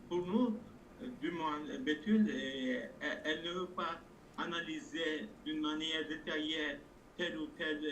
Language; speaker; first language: French; non-native, fluent; Turkish